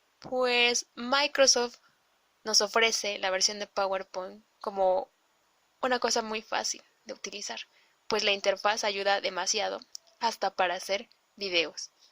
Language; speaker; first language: Spanish; native; Spanish